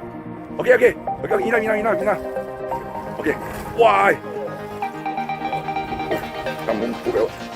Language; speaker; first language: English; non-native, learner; Thai